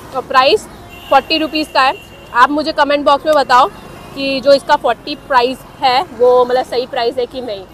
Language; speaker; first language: Hindi; native; Hindi